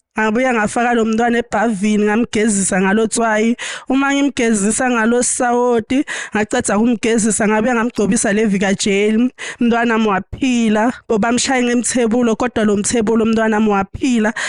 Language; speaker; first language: Zulu; non-native, local second language; Swati